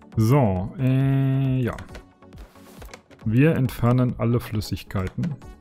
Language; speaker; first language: German; native; German